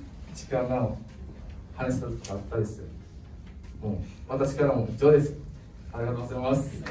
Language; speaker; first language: Japanese; non-native, fluent; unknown